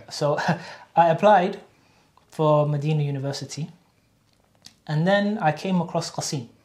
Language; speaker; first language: English; native; English